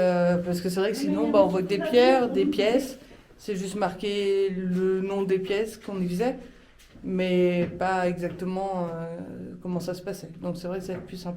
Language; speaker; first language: French; native; French